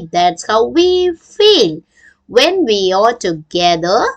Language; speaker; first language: English; non-native, local second language; Tamil